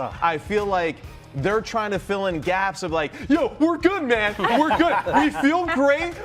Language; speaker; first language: English; native; English